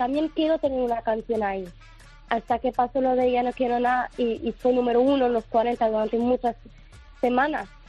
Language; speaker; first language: Spanish; non-native, fluent; Arabic